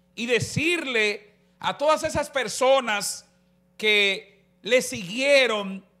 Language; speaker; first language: Spanish; native; Spanish